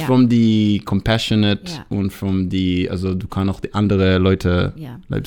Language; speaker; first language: German; non-native, learner; Hebrew